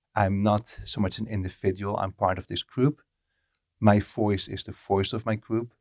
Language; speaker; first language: English; non-native, fluent; Dutch